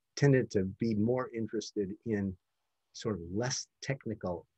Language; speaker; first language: English; native; English